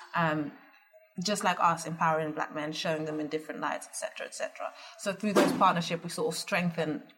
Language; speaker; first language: English; early bilingual, other home language; Dutch